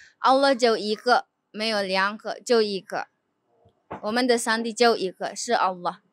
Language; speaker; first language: Chinese; non-native, fluent; Indonesian